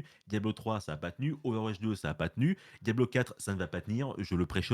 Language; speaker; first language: French; native; French